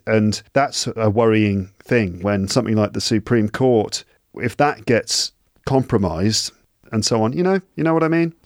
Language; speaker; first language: English; native; English